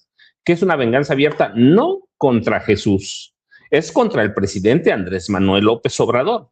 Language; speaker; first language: Spanish; native; Spanish